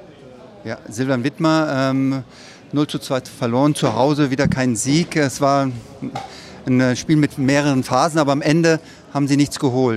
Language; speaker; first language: German; native; German